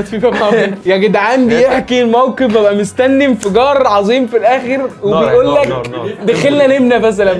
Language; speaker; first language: Arabic; native; Arabic